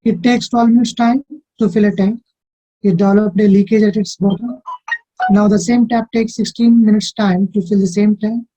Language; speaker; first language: English; non-native, local second language; Kannada